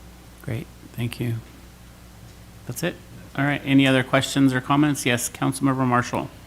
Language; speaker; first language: English; native; English